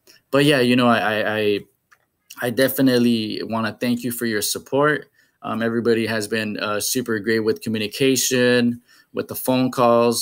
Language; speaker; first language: English; early bilingual, other home language; Spanish